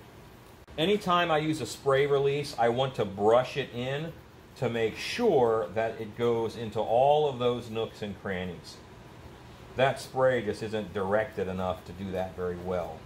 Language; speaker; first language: English; native; English